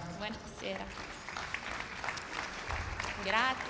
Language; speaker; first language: Italian; native; Italian